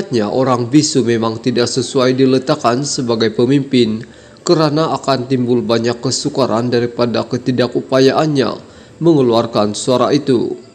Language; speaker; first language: Malay; native; Malay